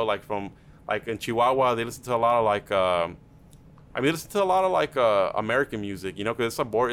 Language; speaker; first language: English; early bilingual, other home language; Spanish